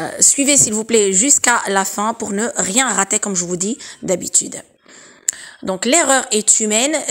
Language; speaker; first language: French; non-native, local second language; Arabic